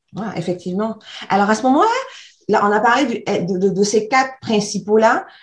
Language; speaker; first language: French; native; French